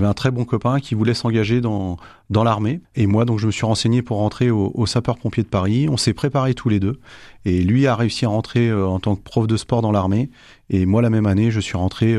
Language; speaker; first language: French; native; French